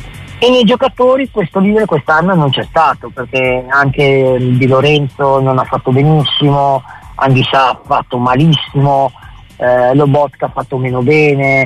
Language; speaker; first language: Italian; native; Italian